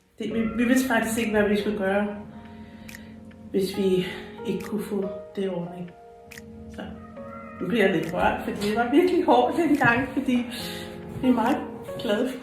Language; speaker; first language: Danish; non-native, fluent; English